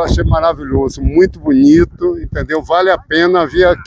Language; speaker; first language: Portuguese; native; Portuguese